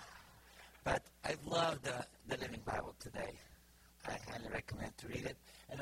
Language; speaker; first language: English; non-native, fluent; Bulgarian